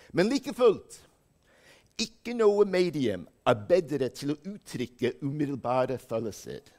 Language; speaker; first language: Norwegian; non-native, fluent; English